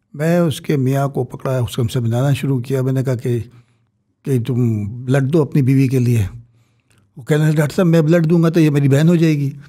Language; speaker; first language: Urdu; native; Urdu